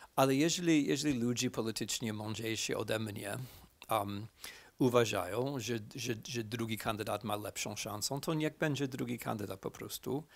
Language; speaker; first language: Polish; non-native, fluent; English